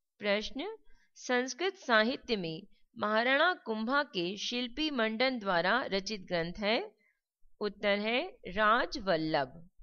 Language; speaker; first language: Hindi; native; Hindi